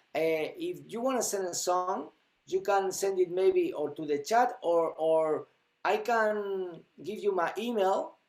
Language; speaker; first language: English; non-native, fluent; Spanish